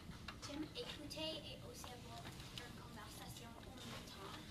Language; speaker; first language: French; non-native, fluent; English